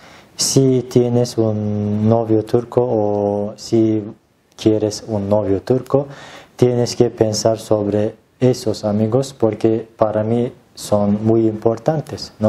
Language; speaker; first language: Spanish; non-native, learner; Turkish